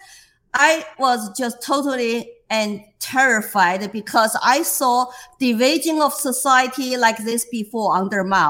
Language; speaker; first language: English; non-native, fluent; Chinese